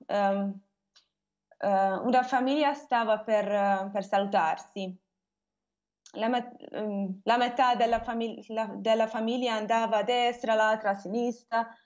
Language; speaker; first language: Italian; non-native, fluent; Hungarian